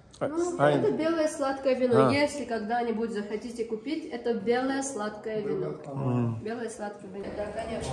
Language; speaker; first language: Russian; non-native, fluent; Armenian